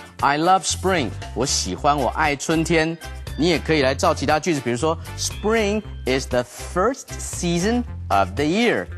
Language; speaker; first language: Chinese; native; Chinese